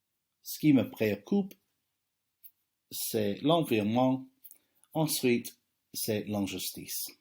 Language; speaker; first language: French; non-native, fluent; English